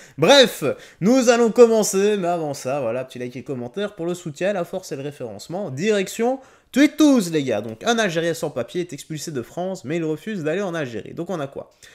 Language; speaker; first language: French; native; French